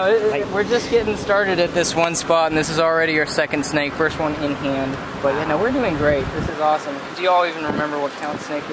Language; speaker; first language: English; native; English